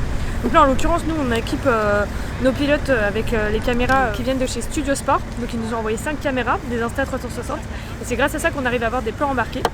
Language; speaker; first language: French; native; French